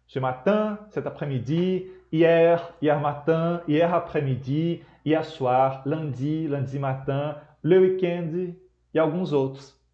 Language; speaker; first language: French; non-native, fluent; Portuguese